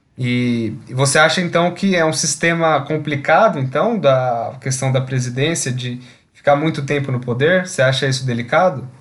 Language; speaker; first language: Portuguese; native; Portuguese